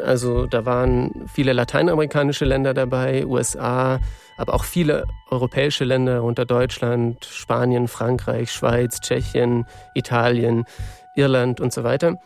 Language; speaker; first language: German; native; German